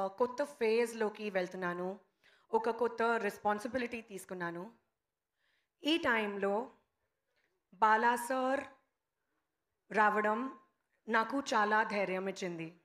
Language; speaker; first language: Telugu; non-native, learner; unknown